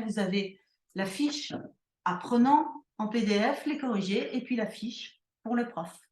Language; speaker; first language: French; native; French